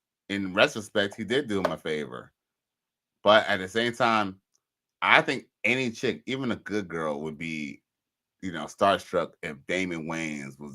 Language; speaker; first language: English; native; English